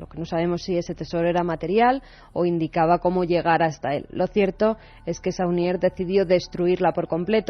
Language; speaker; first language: Spanish; native; Spanish